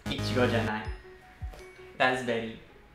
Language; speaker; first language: Japanese; non-native, learner; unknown